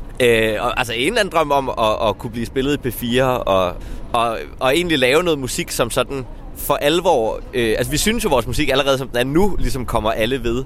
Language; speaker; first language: Danish; native; Danish